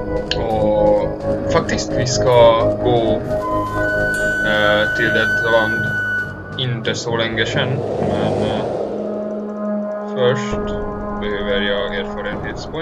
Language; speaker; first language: Swedish; non-native, learner; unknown